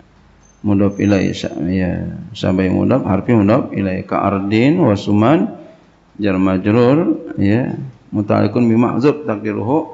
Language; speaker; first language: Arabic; non-native, fluent; Indonesian